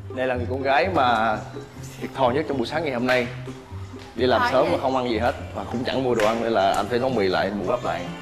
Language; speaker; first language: Vietnamese; native; Vietnamese